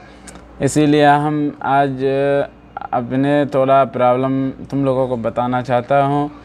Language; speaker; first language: Hindi; non-native, fluent; Oromo